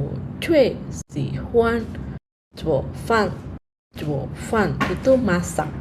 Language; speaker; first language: Chinese; non-native, fluent; Indonesian